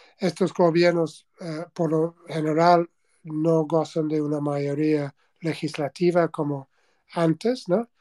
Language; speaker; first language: Spanish; non-native, fluent; English